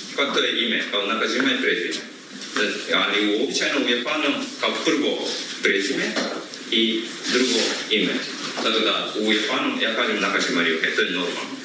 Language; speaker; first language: Croatian; non-native, fluent; Japanese